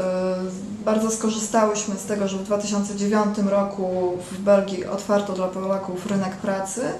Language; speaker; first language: Polish; native; Polish